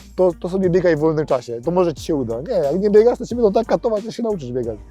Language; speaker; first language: Polish; native; Polish